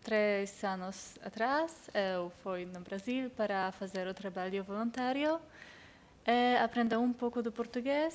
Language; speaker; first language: Portuguese; non-native, learner; Polish